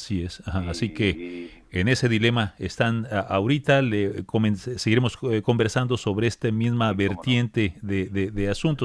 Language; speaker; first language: Spanish; native; Spanish